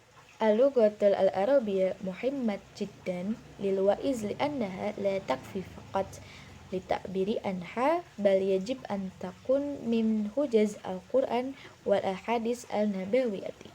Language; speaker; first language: Arabic; non-native, learner; Indonesian